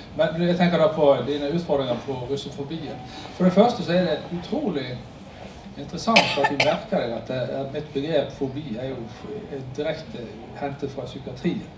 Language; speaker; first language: Norwegian; native; Norwegian